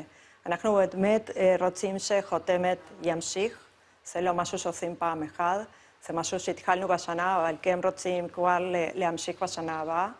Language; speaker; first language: Hebrew; non-native, fluent; Spanish